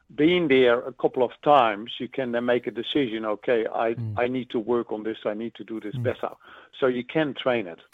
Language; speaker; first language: English; non-native, fluent; Dutch